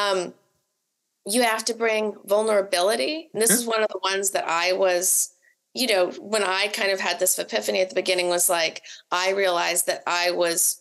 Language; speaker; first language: English; native; English